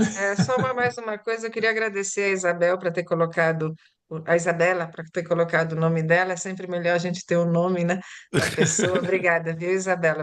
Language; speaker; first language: Portuguese; early bilingual, other home language; Italian